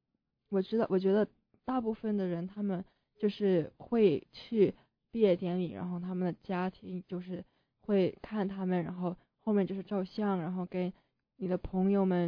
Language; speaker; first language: Chinese; early bilingual, heritage; Chinese